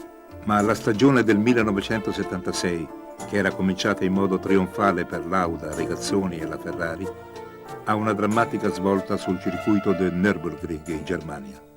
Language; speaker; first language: Italian; native; Italian